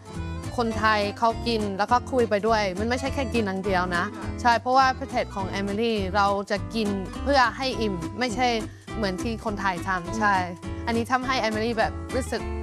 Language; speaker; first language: Thai; non-native, fluent; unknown